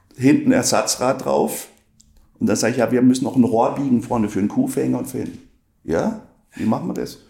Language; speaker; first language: German; non-native, local second language; Swiss German